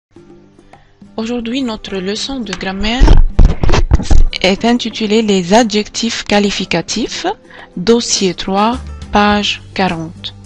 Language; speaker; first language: French; non-native, fluent; Arabic